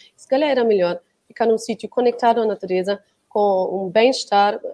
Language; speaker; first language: Portuguese; non-native, fluent; German